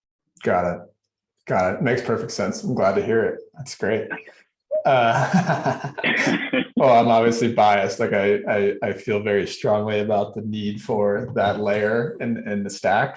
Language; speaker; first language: English; native; English